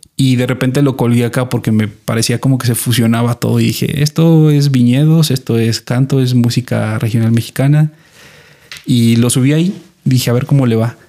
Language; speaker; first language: Spanish; native; Spanish